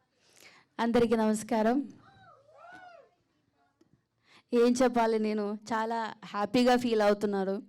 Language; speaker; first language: Telugu; non-native, learner; Malayalam